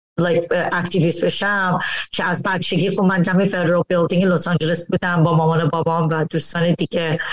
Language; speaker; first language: Persian; early bilingual, heritage; Persian